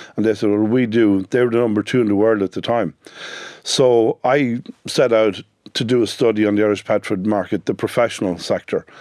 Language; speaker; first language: English; native; English